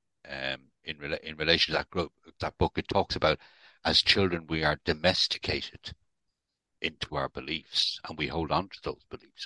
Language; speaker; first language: English; native; English